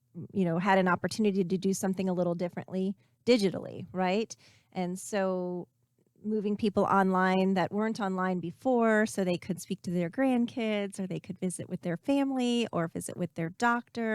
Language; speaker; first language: English; native; English